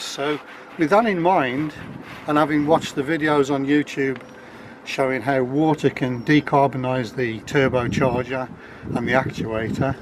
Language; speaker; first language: English; native; English